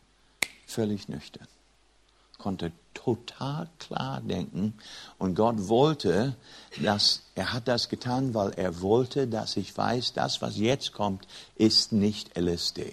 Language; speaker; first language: German; non-native, fluent; English